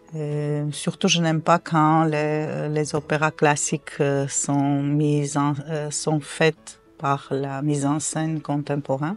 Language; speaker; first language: French; non-native, fluent; Armenian